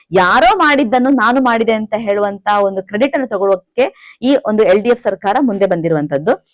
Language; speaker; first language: Kannada; native; Kannada